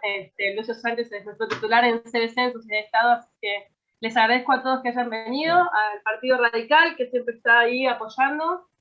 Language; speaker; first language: Spanish; native; Spanish